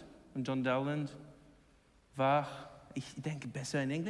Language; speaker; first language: German; non-native, learner; English